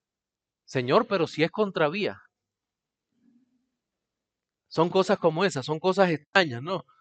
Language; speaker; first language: Spanish; native; Spanish